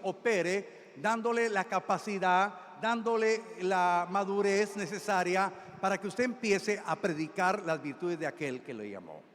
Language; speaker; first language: Spanish; native; Spanish